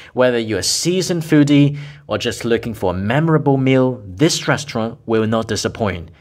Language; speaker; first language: English; non-native, local second language; Cantonese